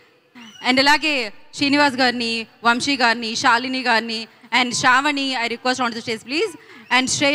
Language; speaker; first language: Telugu; native; Telugu